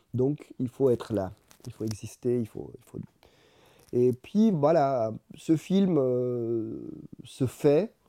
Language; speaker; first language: French; non-native, fluent; Spanish